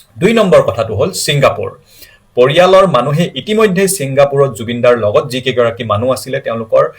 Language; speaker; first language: Assamese; native; Assamese